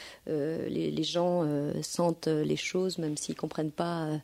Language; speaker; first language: French; native; French